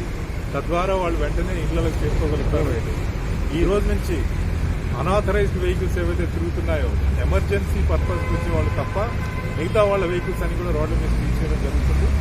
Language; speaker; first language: Telugu; native; Telugu